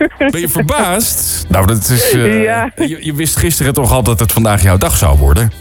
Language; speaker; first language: Dutch; native; Dutch